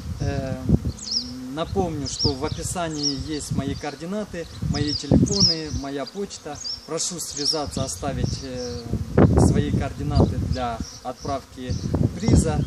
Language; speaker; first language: Russian; non-native, local second language; Ukrainian